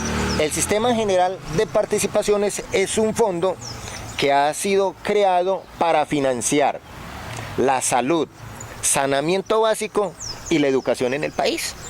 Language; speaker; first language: Spanish; native; Spanish